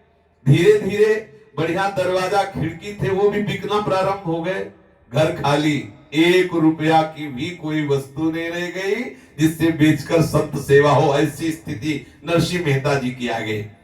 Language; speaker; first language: Hindi; native; Hindi